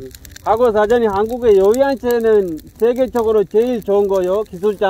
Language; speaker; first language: Korean; non-native, learner; Sinhala